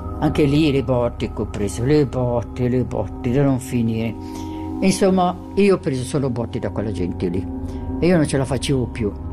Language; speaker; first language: Italian; non-native, local second language; German